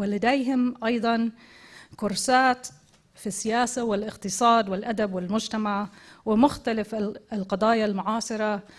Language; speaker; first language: Arabic; non-native, fluent; English